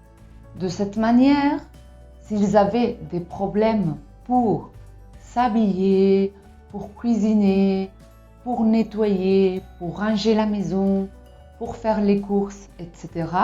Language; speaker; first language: French; non-native, fluent; Spanish